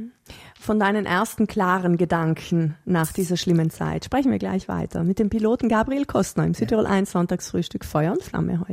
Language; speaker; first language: German; native; German